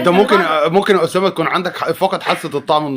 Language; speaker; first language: Arabic; native; Arabic